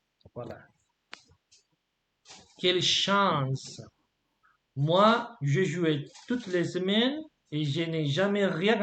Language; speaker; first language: French; non-native, fluent; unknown